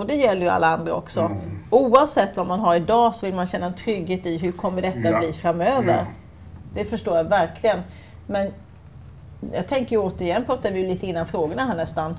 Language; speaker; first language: Swedish; native; Swedish